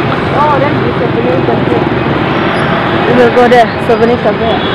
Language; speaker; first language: English; non-native, learner; Indonesian